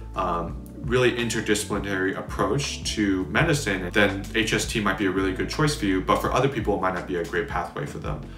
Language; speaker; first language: English; native; English